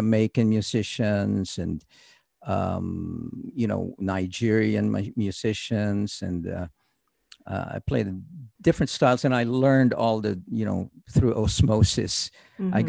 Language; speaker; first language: English; early bilingual, other home language; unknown